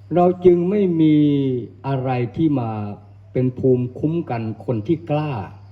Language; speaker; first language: Thai; non-native, local second language; Northern Khmer